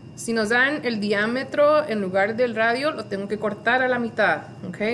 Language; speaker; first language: Spanish; early bilingual, other home language; English